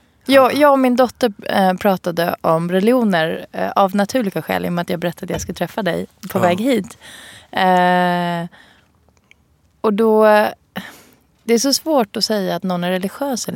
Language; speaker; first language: Swedish; native; Swedish